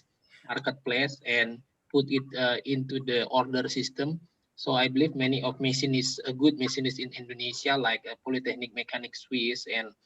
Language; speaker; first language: English; non-native, local second language; Indonesian